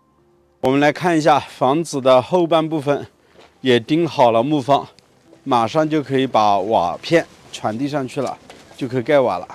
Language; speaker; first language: Chinese; native; Chinese